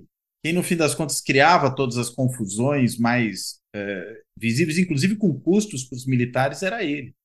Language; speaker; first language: Portuguese; native; Portuguese